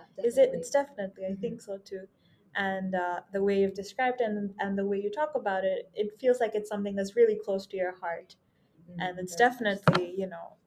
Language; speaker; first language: English; non-native, local second language; Nepali